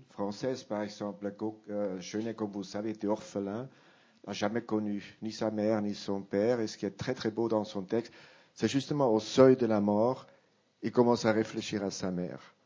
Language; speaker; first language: French; non-native, local second language; Italian